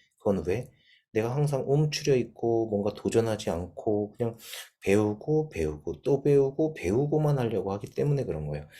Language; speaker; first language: Korean; native; Korean